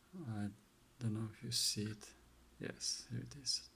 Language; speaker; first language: English; non-native, fluent; Czech